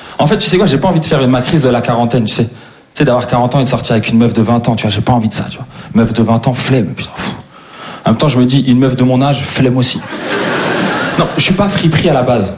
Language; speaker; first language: French; native; French